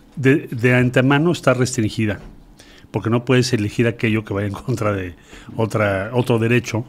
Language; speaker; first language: Spanish; native; Spanish